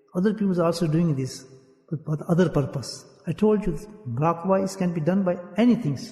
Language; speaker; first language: English; non-native, local second language; Urdu